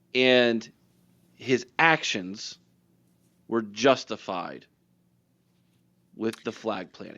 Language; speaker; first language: English; native; English